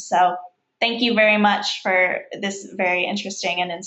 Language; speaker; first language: English; native; English